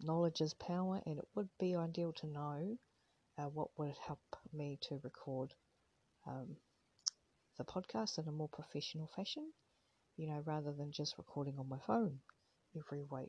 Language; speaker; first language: English; native; English